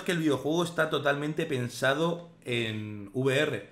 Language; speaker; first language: Spanish; native; Spanish